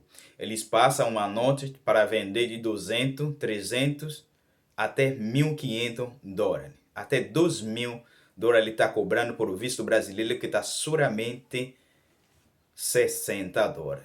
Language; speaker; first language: Portuguese; non-native, learner; Haitian Creole